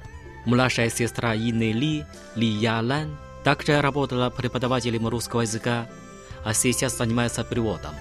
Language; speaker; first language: Russian; non-native, fluent; Chinese